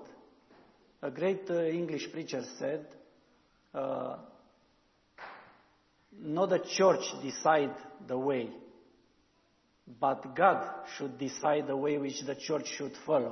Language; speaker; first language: English; non-native, learner; Romanian